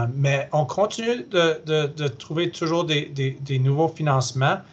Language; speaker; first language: French; native; French